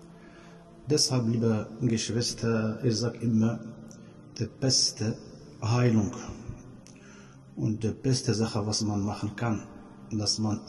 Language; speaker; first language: German; non-native, fluent; Arabic